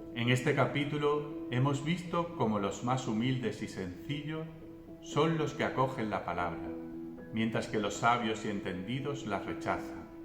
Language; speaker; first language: Spanish; native; Spanish